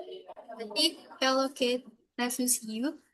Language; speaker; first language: English; non-native, learner; Indonesian